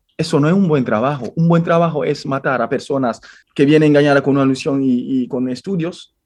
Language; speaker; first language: Spanish; non-native, fluent; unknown